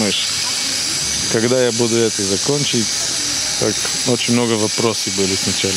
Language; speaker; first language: Russian; non-native, fluent; Bulgarian